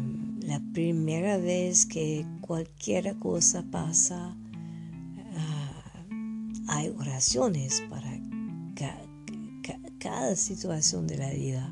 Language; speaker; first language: Spanish; non-native, fluent; French